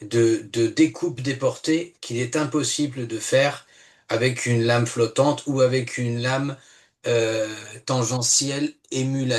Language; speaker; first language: French; native; French